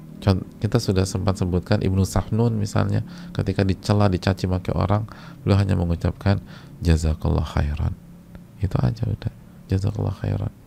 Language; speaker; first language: Indonesian; native; Indonesian